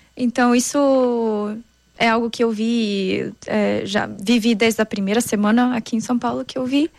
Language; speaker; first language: Portuguese; non-native, fluent; German